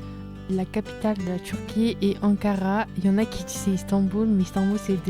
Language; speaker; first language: French; early bilingual, other home language; Turkish